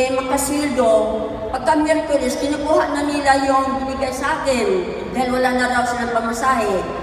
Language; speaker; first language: Filipino; non-native, local second language; Cebuano